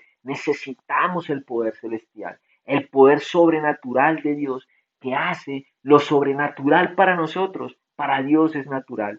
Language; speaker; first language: Spanish; native; Spanish